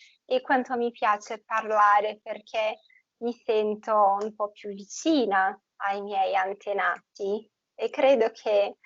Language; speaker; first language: Italian; non-native, fluent; Portuguese